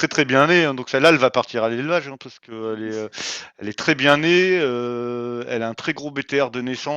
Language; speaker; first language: French; native; French